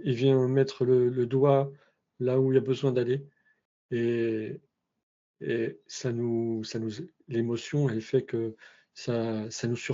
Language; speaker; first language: French; native; French